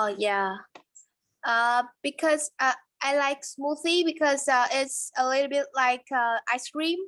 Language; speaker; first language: English; non-native, learner; Vietnamese